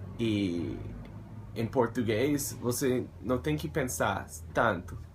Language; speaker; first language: Portuguese; non-native, fluent; English